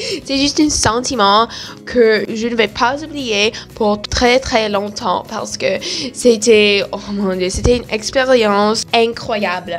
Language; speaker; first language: French; non-native, learner; English